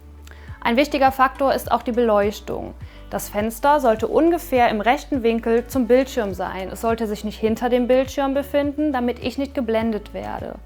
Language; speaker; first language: German; native; German